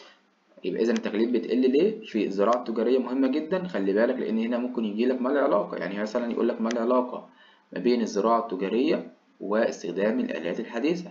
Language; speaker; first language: Arabic; native; Arabic